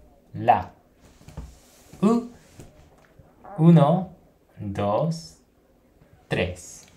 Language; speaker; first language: Spanish; non-native, fluent; Japanese